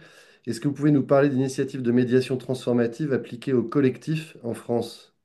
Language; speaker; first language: French; native; French